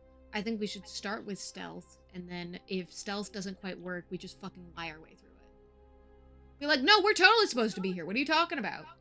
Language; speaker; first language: English; native; English